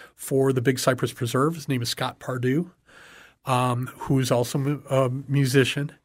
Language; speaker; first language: English; native; English